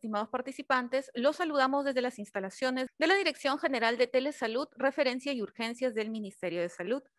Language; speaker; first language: Spanish; native; Spanish